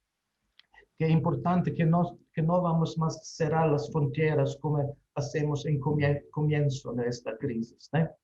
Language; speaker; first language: Spanish; non-native, fluent; Slovenian